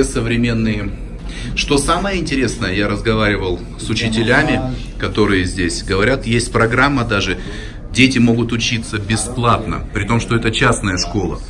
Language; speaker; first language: Russian; native; Russian